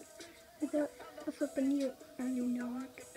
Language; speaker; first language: English; native; English